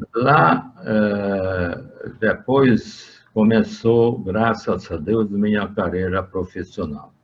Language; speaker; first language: Portuguese; non-native, fluent; Hungarian